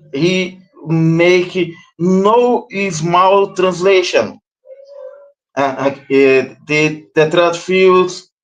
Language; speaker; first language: English; non-native, learner; Portuguese